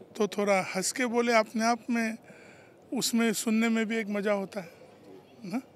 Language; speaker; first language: Hindi; non-native, local second language; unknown